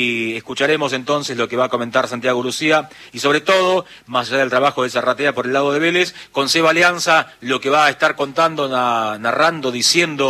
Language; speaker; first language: Spanish; native; Spanish